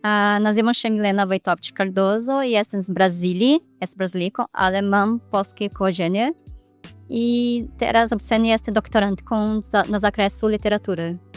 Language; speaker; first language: Polish; non-native, learner; Portuguese